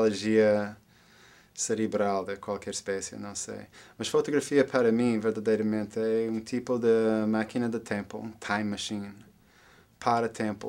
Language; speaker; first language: Portuguese; non-native, fluent; English